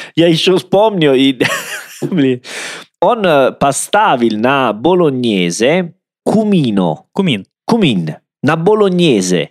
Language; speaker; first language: Russian; non-native, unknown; Italian